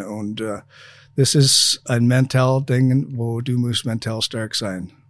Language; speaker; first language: German; non-native, fluent; English